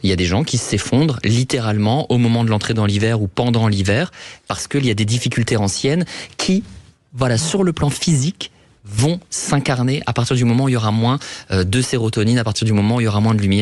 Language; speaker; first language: French; native; French